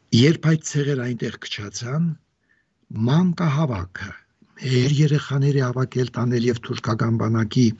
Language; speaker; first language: Armenian; native; Armenian